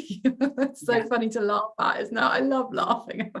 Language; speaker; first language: English; native; English